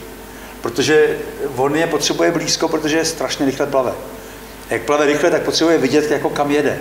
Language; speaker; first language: Czech; native; Czech